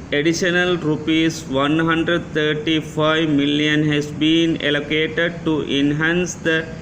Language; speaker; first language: English; non-native, local second language; Tamil